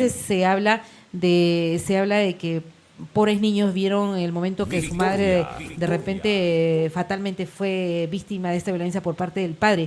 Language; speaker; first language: Spanish; native; Spanish